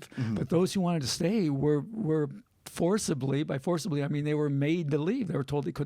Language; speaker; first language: English; native; English